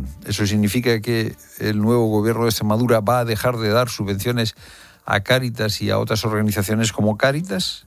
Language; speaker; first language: Spanish; native; Spanish